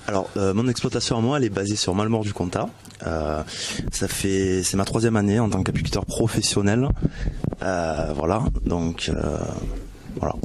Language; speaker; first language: French; native; French